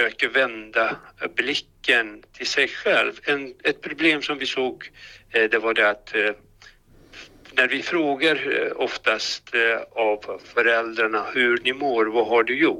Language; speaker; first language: Swedish; non-native, fluent; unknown